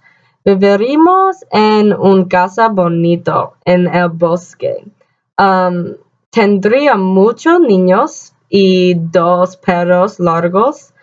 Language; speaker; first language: Spanish; non-native, learner; English